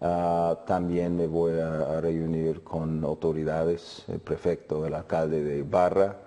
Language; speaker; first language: Spanish; non-native, fluent; English